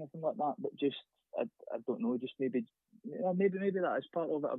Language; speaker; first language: English; native; English